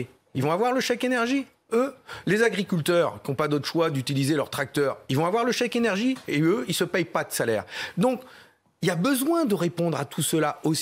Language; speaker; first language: French; native; French